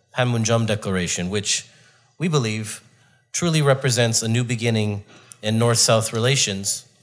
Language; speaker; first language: English; native; English